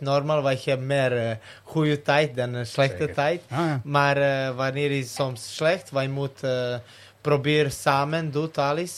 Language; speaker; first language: Dutch; non-native, learner; Serbian